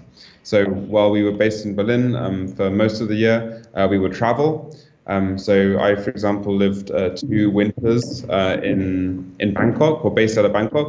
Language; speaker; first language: English; native; English